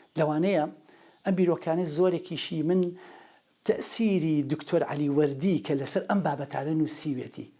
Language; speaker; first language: Central Kurdish; native; Central Kurdish